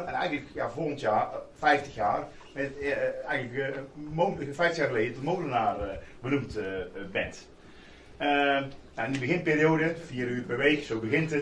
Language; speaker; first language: Dutch; native; Dutch